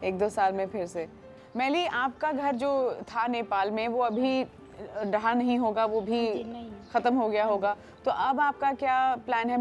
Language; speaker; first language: Hindi; native; Hindi